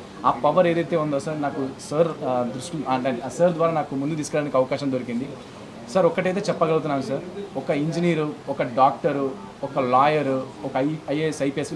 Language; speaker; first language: Telugu; native; Telugu